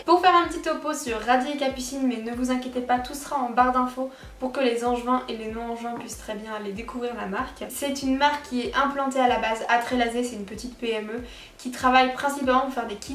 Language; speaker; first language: French; native; French